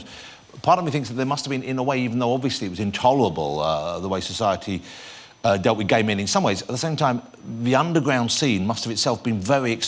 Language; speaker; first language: English; native; English